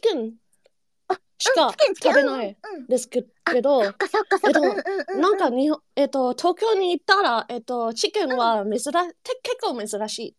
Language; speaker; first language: Japanese; non-native, learner; English